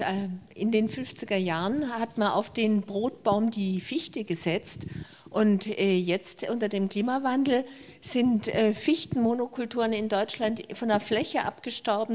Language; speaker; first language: German; native; German